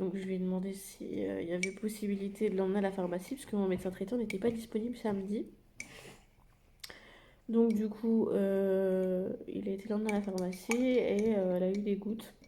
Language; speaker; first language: French; native; French